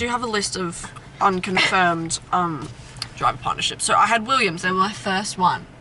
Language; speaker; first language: English; native; English